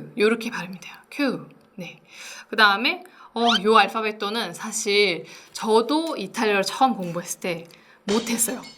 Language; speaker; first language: Korean; native; Korean